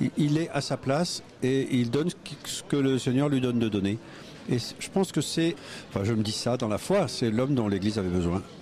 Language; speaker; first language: French; native; French